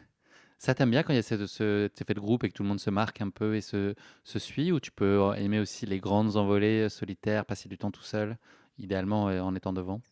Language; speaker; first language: French; native; French